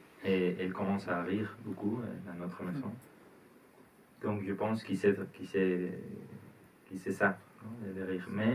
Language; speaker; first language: French; non-native, learner; Spanish